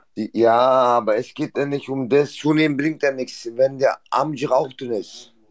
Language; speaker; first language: German; non-native, learner; Turkish